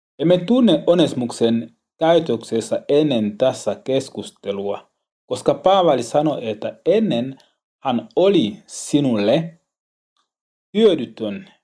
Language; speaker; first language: Finnish; non-native, learner; Swahili